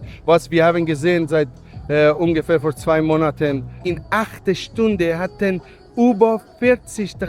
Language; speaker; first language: German; non-native, learner; Persian